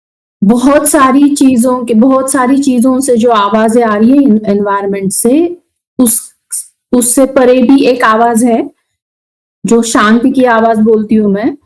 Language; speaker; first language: Hindi; native; Hindi